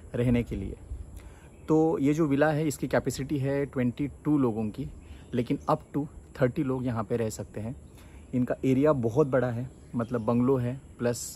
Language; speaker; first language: Hindi; non-native, local second language; Marathi